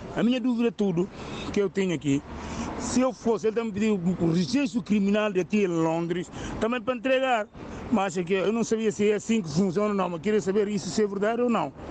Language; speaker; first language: Portuguese; non-native, local second language; Upper Guinea Crioulo